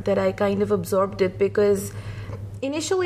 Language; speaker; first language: English; non-native, local second language; Hindi